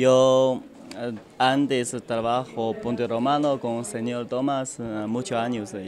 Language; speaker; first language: Spanish; non-native, learner; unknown